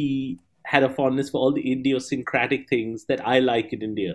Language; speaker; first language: English; non-native, local second language; Bangla